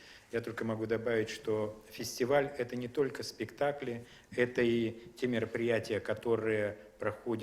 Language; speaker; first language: Russian; native; Russian